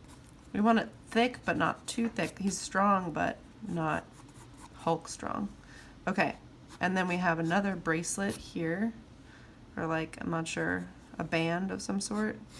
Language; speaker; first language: English; native; English